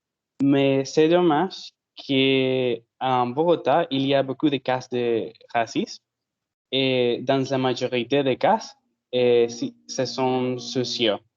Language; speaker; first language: French; non-native, learner; Spanish